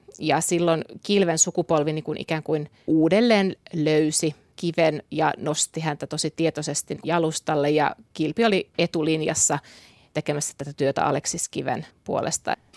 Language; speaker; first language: Finnish; native; Finnish